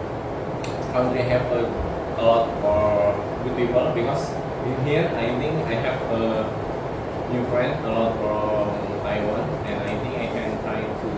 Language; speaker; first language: English; non-native, learner; Indonesian